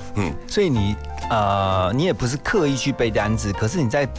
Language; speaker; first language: Chinese; native; Chinese